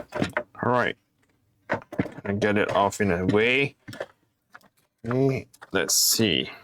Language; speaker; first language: English; non-native, fluent; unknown